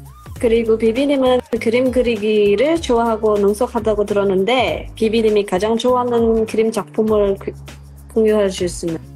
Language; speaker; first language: Korean; non-native, local second language; Indonesian